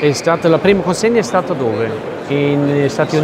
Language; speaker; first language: Italian; non-native, learner; German